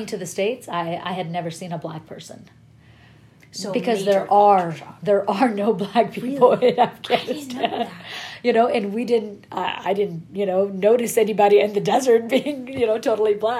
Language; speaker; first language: English; early bilingual, other home language; Persian